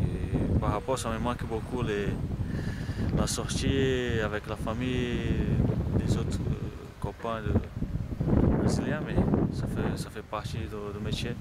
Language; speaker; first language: French; non-native, fluent; Portuguese